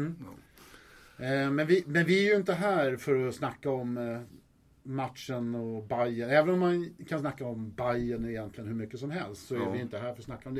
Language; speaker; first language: Swedish; native; Swedish